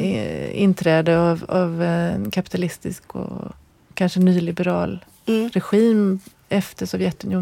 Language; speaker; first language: Swedish; native; Swedish